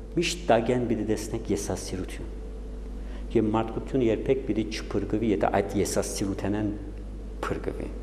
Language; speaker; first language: Armenian; early bilingual, heritage; Armenian